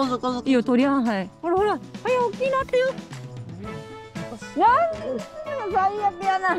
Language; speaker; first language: Japanese; native; Japanese